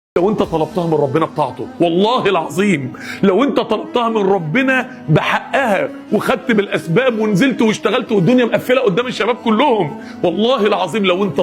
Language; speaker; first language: Arabic; native; Arabic